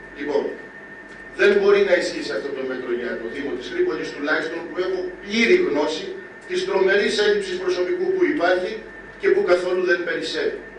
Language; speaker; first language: Greek; native; Greek